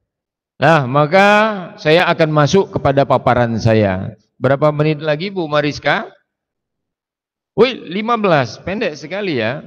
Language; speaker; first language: Indonesian; native; Indonesian